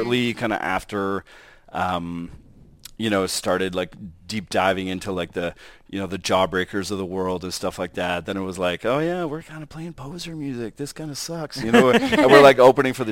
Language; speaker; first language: English; native; English